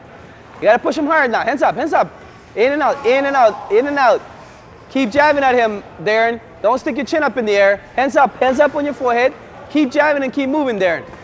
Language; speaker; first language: English; native; English